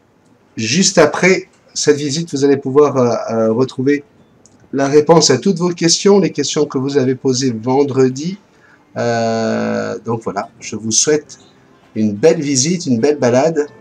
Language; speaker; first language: French; native; French